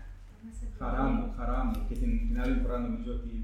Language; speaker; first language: Greek; non-native, fluent; English